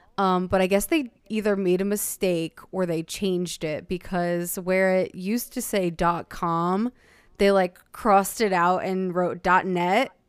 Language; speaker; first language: English; native; English